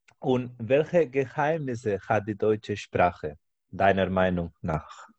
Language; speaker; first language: German; non-native, fluent; Spanish